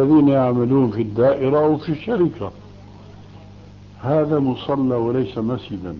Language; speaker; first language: Arabic; early bilingual, other home language; Albanian